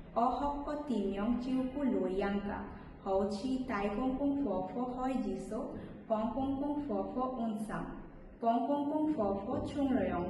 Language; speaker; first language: Cantonese; non-native, learner; Bangla